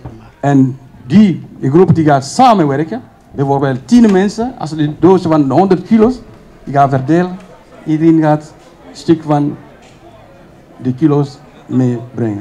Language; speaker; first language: Dutch; non-native, learner; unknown